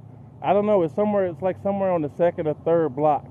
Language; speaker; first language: English; native; English